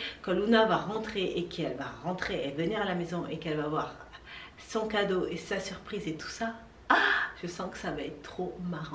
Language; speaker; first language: French; native; French